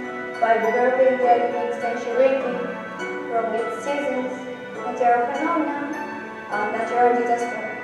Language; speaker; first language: English; non-native, learner; Japanese